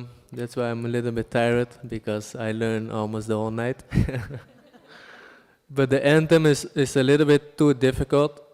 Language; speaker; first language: English; non-native, fluent; Dutch